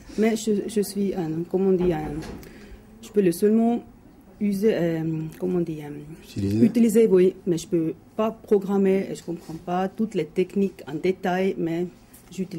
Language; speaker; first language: French; non-native, local second language; German